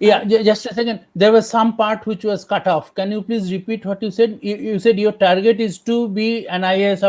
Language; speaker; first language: English; non-native, local second language; Bangla